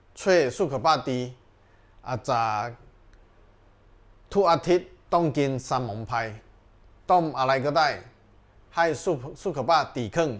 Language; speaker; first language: Thai; non-native, learner; Chinese